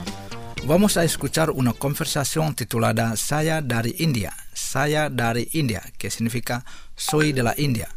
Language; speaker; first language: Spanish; non-native, fluent; Indonesian